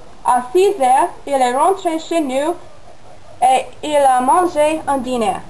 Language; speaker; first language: French; non-native, learner; English